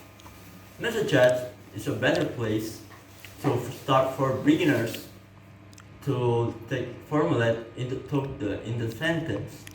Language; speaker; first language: English; non-native, learner; Indonesian